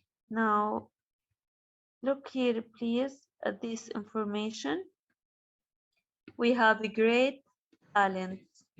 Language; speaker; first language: English; non-native, fluent; Arabic